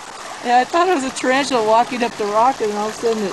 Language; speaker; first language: English; native; English